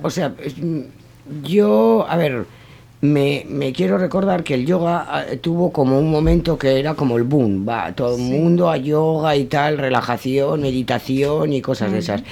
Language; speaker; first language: Spanish; native; Spanish